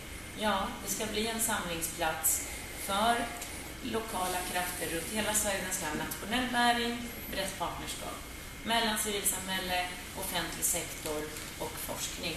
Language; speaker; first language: Swedish; native; Swedish